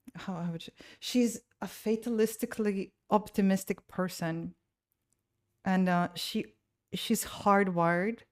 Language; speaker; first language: English; non-native, fluent; Latvian